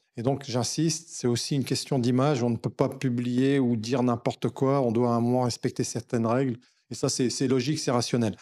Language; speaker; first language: French; native; French